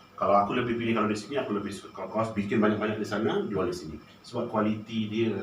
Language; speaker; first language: Malay; native; Malay